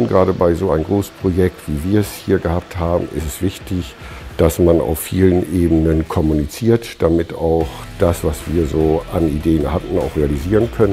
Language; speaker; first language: German; native; German